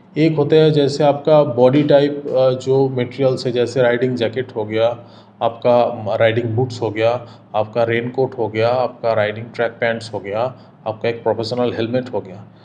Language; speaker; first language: Hindi; non-native, local second language; Bangla